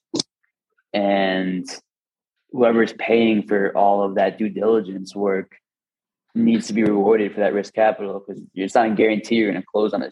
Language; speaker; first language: English; native; English